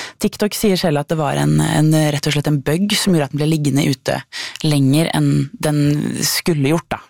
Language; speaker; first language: Norwegian; native; Norwegian